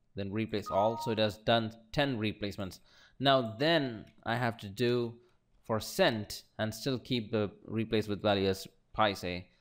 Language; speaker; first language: English; non-native, local second language; Malayalam